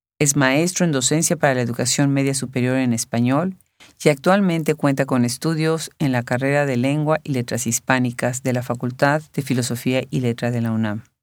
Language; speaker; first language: Spanish; native; Spanish